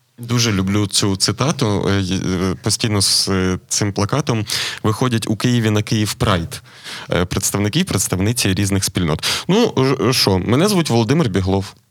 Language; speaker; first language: Ukrainian; native; Ukrainian